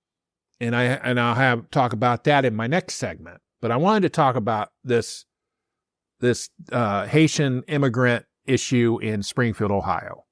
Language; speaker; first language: English; native; English